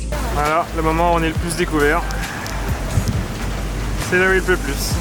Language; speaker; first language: French; native; French